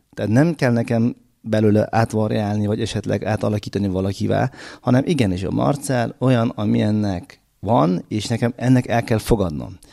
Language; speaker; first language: Hungarian; non-native, fluent; Turkish